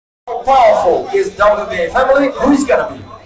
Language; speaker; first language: English; non-native, fluent; Russian